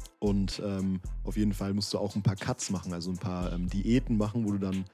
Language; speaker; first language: German; native; German